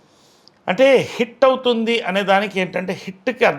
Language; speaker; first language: Telugu; native; Telugu